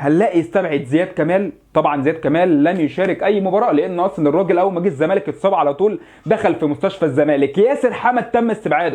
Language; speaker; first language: Arabic; native; Arabic